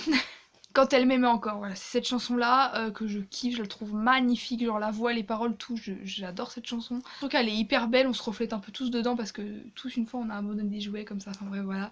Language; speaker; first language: French; native; French